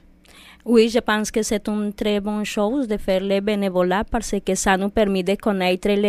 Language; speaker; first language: French; non-native, fluent; Spanish